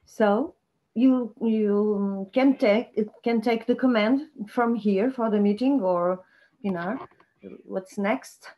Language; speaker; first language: English; non-native, fluent; Portuguese